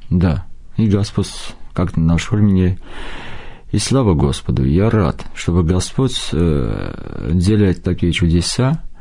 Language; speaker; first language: Russian; non-native, local second language; Armenian